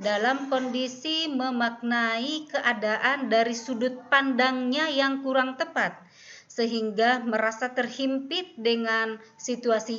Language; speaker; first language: Indonesian; native; Indonesian